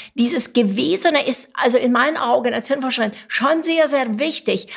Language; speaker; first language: German; non-native, fluent; Romanian